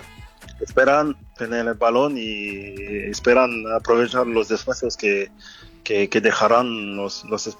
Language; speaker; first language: Spanish; non-native, fluent; French